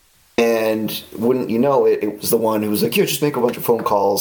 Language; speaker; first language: English; native; English